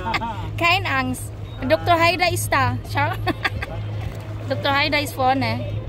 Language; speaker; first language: German; non-native, learner; Filipino